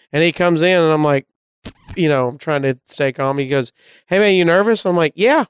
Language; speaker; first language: English; native; English